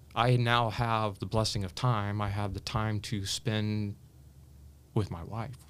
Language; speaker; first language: English; native; English